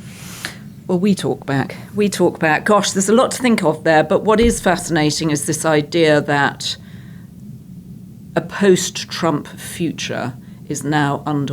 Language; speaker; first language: English; native; English